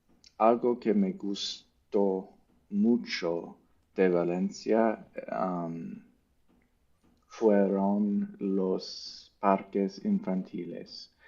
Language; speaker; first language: Spanish; non-native, learner; English